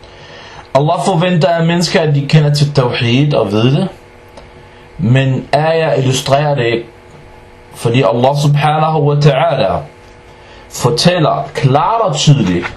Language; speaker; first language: Danish; non-native, fluent; Arabic